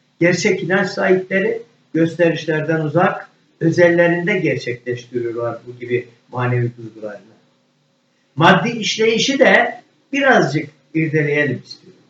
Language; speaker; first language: Turkish; native; Turkish